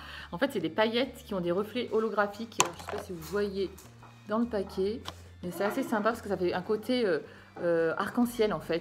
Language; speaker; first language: French; native; French